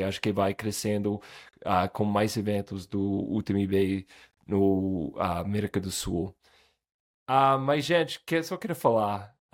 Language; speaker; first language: Portuguese; non-native, fluent; English